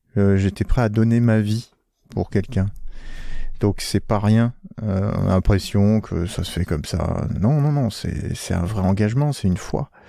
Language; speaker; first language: French; native; French